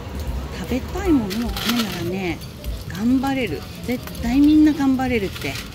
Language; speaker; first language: Japanese; native; Japanese